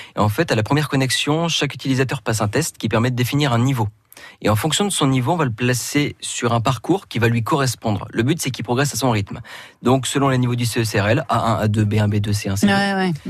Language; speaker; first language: French; native; French